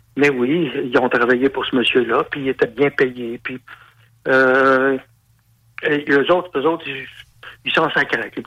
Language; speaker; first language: French; native; French